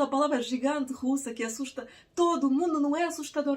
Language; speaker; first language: Portuguese; non-native, fluent; Russian